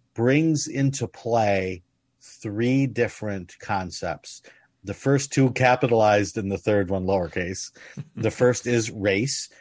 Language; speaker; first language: English; native; English